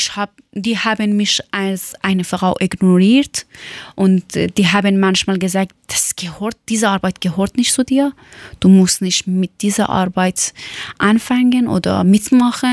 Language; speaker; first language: German; non-native, learner; Persian